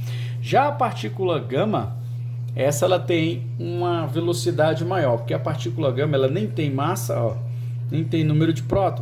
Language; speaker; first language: Portuguese; native; Portuguese